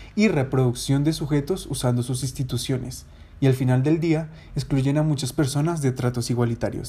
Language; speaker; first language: Spanish; native; Spanish